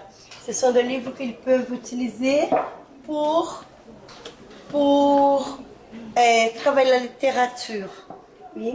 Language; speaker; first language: French; non-native, fluent; Portuguese